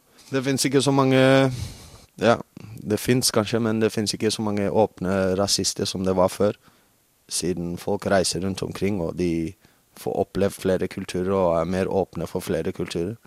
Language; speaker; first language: Norwegian; non-native, fluent; English